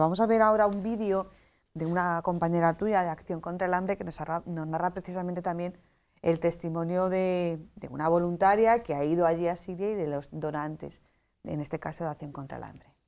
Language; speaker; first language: Spanish; native; Spanish